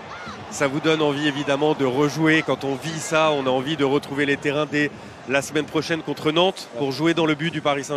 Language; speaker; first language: French; native; French